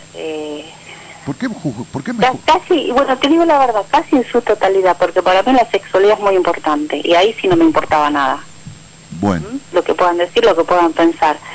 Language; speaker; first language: Spanish; native; Spanish